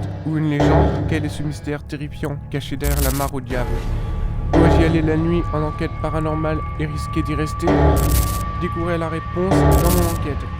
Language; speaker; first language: French; native; French